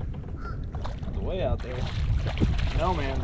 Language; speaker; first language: English; native; English